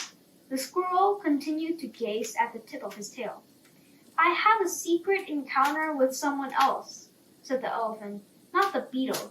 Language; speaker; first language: English; non-native, fluent; Korean